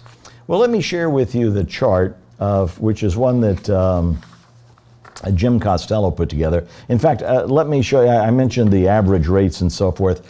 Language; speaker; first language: English; native; English